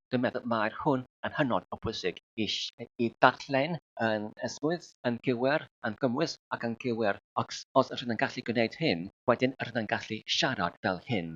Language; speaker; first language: Welsh; non-native, learner; Filipino